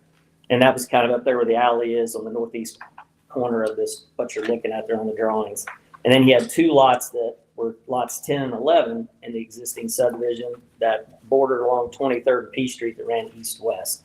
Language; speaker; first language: English; native; English